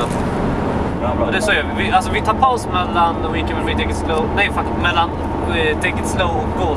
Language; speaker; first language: Swedish; native; Swedish